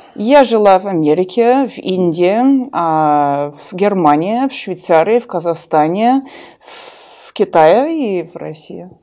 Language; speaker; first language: Russian; early bilingual, heritage; Russian